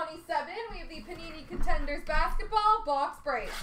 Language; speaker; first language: English; native; English